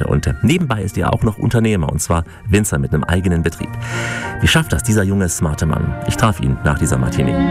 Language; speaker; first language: German; native; German